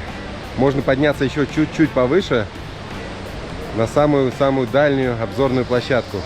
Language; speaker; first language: Russian; native; Russian